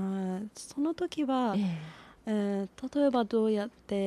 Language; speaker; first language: Japanese; non-native, learner; Persian